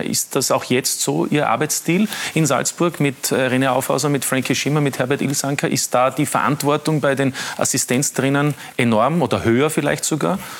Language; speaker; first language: German; native; German